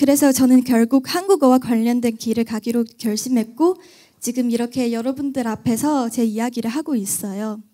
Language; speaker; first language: Korean; non-native, fluent; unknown